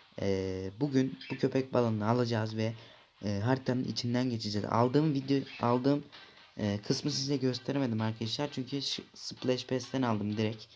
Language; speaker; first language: Turkish; native; Turkish